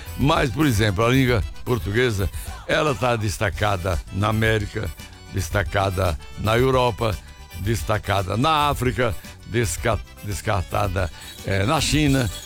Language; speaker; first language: Portuguese; native; Portuguese